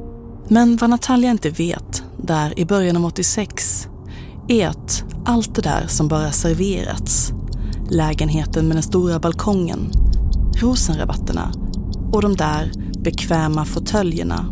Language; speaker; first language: Swedish; native; Swedish